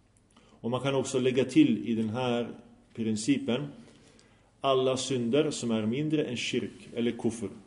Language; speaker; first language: Swedish; early bilingual, other home language; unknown